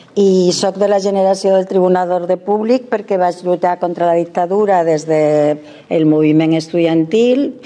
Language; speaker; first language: Catalan; non-native, local second language; Spanish